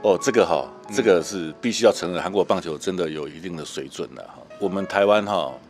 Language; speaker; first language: Chinese; native; Chinese